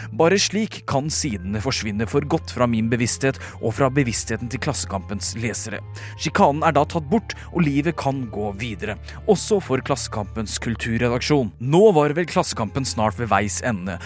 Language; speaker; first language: Norwegian; native; Norwegian